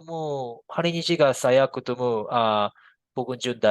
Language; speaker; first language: Indonesian; non-native, learner; Japanese